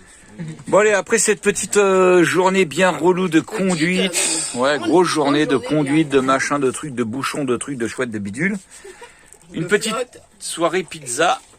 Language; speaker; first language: French; native; French